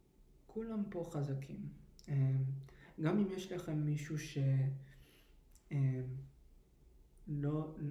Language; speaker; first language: Hebrew; early bilingual, heritage; English